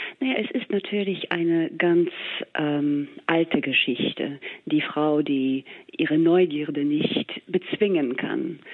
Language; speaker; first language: German; non-native, fluent; English